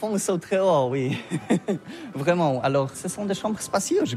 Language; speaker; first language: French; non-native, learner; Polish